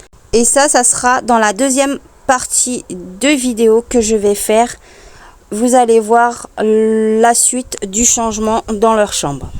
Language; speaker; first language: French; native; French